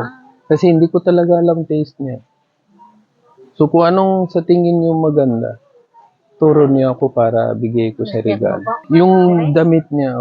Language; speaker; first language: Filipino; non-native, learner; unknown